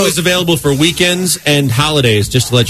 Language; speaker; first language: English; native; English